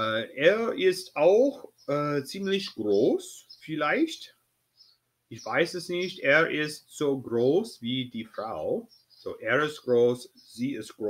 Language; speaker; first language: German; non-native, fluent; English